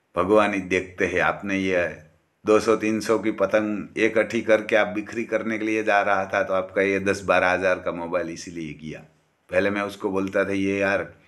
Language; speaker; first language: Hindi; non-native, local second language; Gujarati